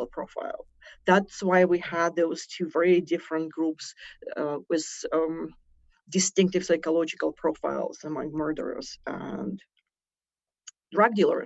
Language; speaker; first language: English; non-native, fluent; Russian